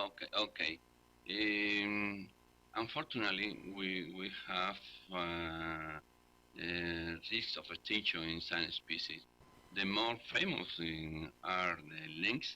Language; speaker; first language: English; non-native, learner; Spanish